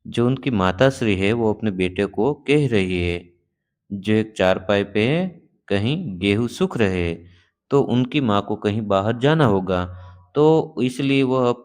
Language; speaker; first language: Hindi; non-native, local second language; Gujarati